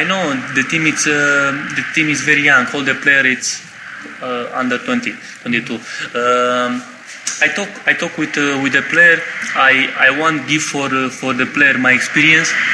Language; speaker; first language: English; non-native, learner; Romanian